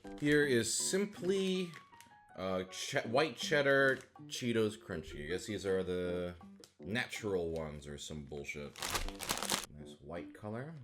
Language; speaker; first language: English; native; English